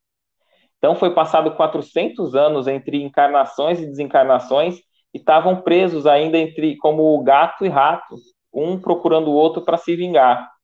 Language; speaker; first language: Portuguese; native; Portuguese